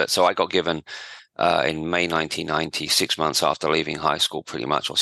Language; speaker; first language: English; native; English